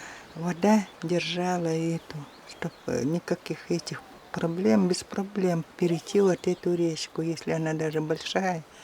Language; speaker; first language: Russian; non-native, local second language; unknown